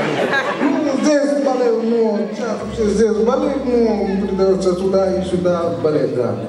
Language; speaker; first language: Russian; non-native, learner; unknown